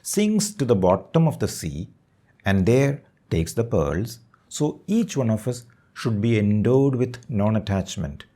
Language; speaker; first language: English; non-native, local second language; Malayalam